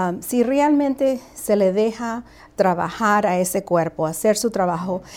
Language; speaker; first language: Spanish; early bilingual, heritage; Spanish